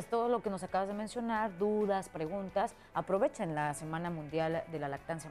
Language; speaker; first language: Spanish; native; Spanish